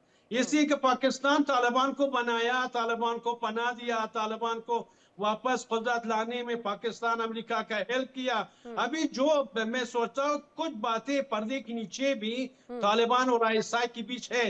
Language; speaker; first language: Hindi; non-native, fluent; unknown